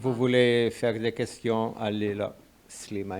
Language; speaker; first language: French; non-native, fluent; Portuguese